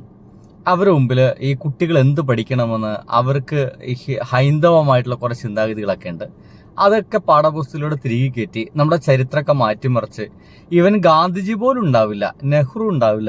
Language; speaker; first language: Malayalam; native; Malayalam